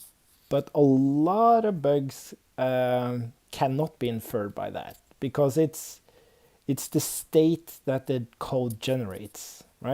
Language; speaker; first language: English; non-native, fluent; Swedish